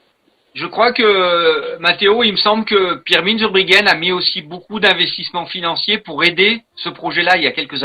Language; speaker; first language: French; native; French